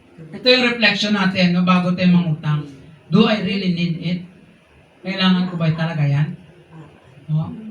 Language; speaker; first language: Filipino; non-native, local second language; Hiligaynon